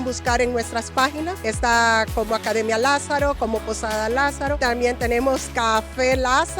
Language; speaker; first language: Spanish; native; Spanish